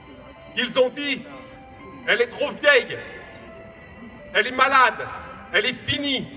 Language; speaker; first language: French; native; French